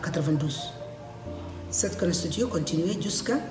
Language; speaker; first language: French; non-native, learner; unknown